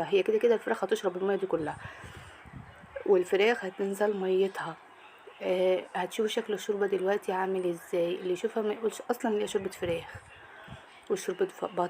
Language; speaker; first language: Arabic; native; Arabic